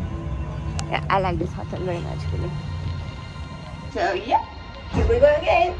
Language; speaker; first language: English; non-native, fluent; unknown